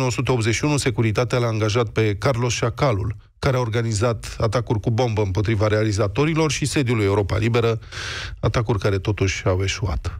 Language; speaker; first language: Romanian; native; Romanian